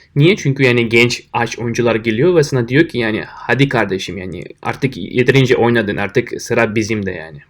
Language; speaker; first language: Turkish; non-native, fluent; Russian